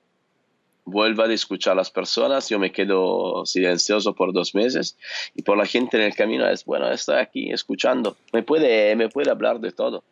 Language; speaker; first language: Spanish; non-native, fluent; Italian